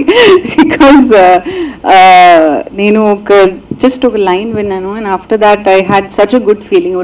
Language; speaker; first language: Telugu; non-native, local second language; English